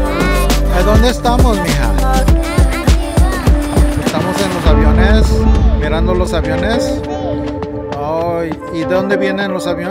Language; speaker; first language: Spanish; early bilingual, heritage; Spanish